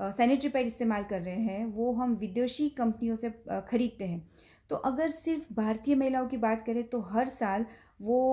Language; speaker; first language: Hindi; non-native, local second language; Gujarati